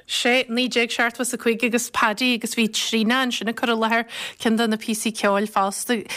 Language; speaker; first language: Irish; native; Irish